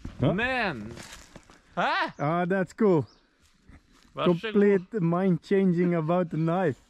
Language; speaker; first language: English; non-native, fluent; Swedish